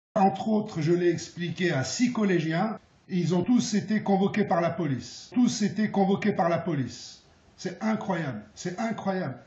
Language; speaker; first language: French; early bilingual, other home language; Arabic